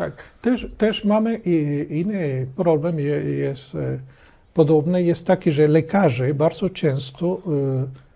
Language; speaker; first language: Polish; non-native, learner; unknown